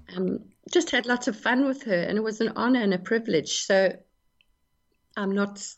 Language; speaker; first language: English; native; English